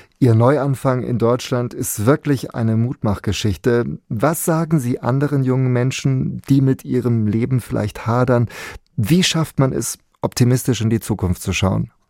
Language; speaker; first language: German; native; German